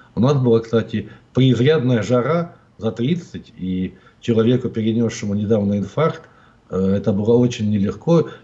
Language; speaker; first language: Russian; native; Russian